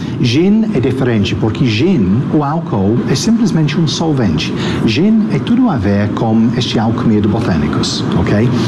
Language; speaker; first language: Portuguese; non-native, fluent; English